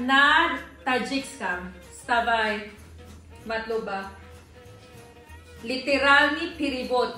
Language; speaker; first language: Russian; non-native, learner; Filipino